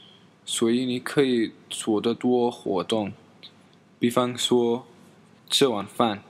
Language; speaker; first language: Chinese; non-native, learner; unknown